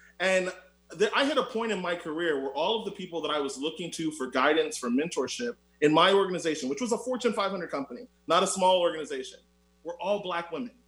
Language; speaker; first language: English; native; English